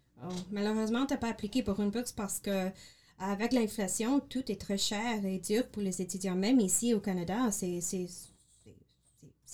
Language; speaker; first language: French; non-native, learner; English